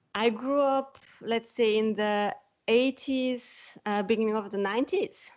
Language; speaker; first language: English; non-native, fluent; French